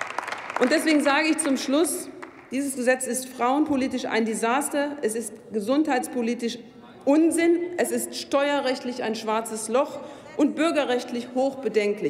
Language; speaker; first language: German; native; German